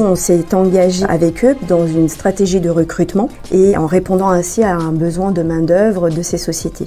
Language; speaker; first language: French; native; French